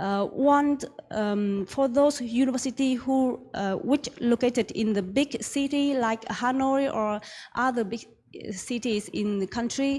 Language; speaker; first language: English; non-native, learner; Vietnamese